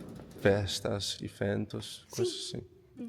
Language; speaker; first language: Portuguese; non-native, learner; English